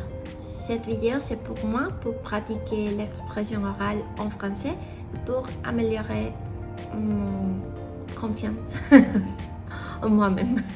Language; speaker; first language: French; non-native, learner; Spanish